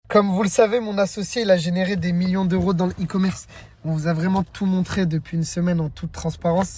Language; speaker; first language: French; native; French